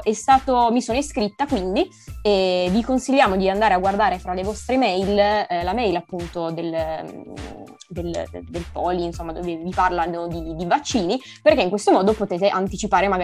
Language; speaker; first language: Italian; native; Italian